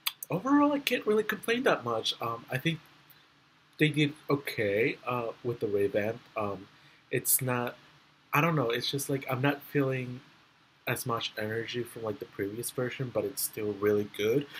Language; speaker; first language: English; early bilingual, other home language; Spanish